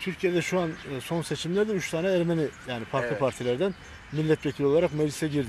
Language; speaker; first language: Turkish; native; Turkish